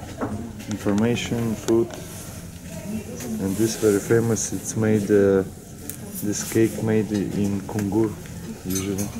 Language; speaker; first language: English; non-native, learner; Russian